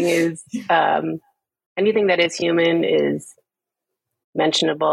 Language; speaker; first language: English; native; English